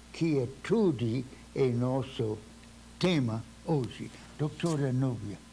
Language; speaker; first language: Portuguese; non-native, fluent; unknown